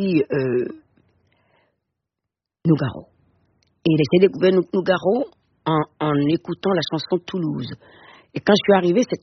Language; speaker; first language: French; non-native, local second language; Fon